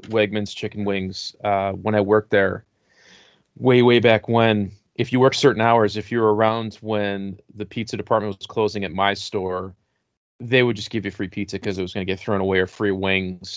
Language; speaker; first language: English; native; English